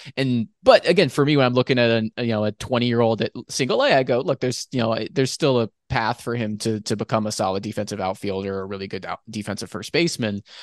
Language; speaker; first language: English; native; English